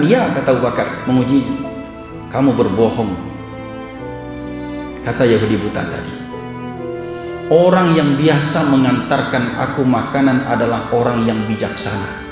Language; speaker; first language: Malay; non-native, local second language; Minangkabau